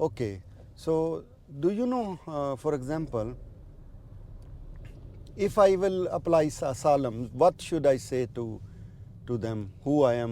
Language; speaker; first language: English; non-native, learner; Hindi